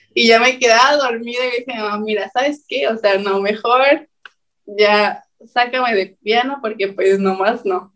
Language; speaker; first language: Spanish; native; Spanish